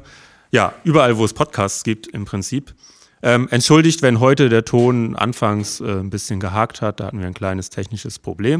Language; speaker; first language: German; native; German